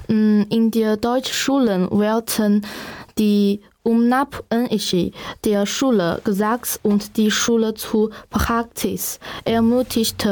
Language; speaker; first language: German; non-native, learner; Chinese